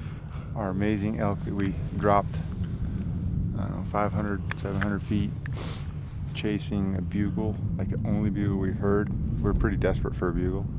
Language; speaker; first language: English; native; English